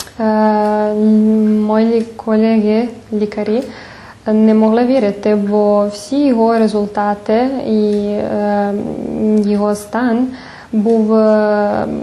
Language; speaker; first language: Ukrainian; early bilingual, heritage; Ukrainian